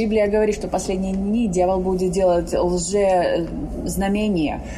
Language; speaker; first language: Russian; native; Russian